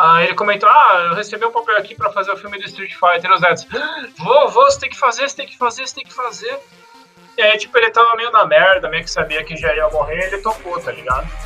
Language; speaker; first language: Portuguese; native; Portuguese